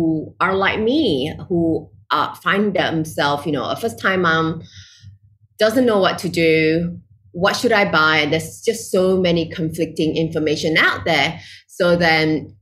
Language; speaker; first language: English; non-native, local second language; Chinese